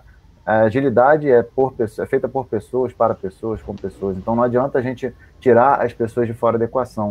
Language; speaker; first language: Portuguese; native; Portuguese